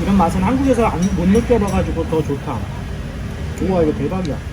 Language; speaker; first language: Korean; native; Korean